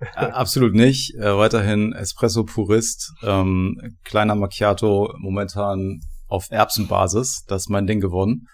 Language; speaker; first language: German; native; German